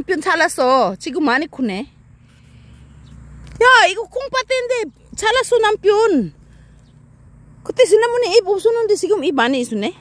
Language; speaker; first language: Korean; non-native, learner; Filipino